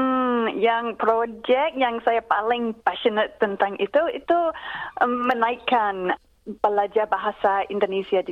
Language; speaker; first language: Indonesian; non-native, fluent; English